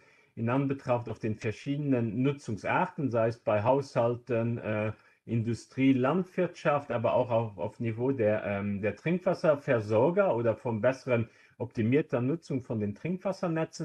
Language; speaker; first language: German; non-native, local second language; Luxembourgish